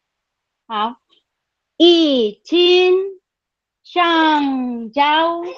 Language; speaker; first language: Chinese; non-native, learner; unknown